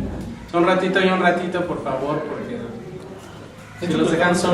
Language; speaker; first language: Spanish; native; Spanish